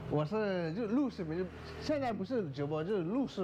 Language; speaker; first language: Chinese; non-native, fluent; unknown